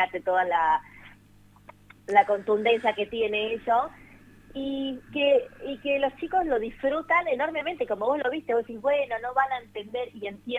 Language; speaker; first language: Spanish; native; Spanish